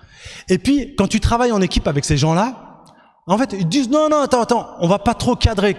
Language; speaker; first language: French; native; French